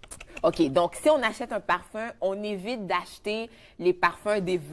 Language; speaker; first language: French; native; French